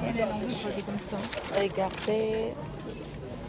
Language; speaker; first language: French; non-native, learner; Malay